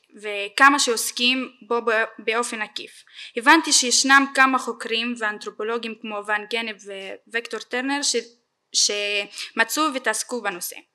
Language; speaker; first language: Hebrew; non-native, local second language; Arabic